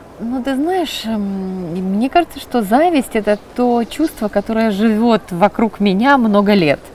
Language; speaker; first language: Russian; non-native, local second language; Ukrainian